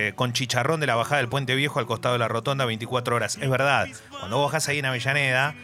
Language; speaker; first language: Spanish; native; Spanish